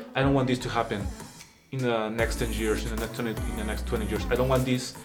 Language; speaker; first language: English; non-native, fluent; Spanish